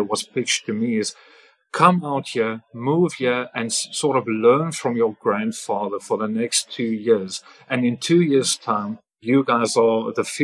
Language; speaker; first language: English; non-native, local second language; Afrikaans